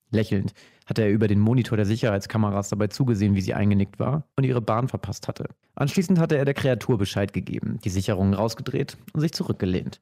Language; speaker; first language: German; native; German